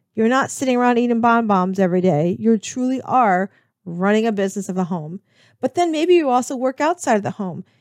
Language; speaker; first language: English; native; English